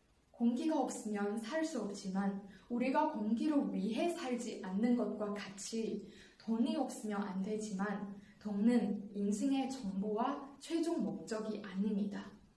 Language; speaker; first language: Korean; non-native, fluent; Chinese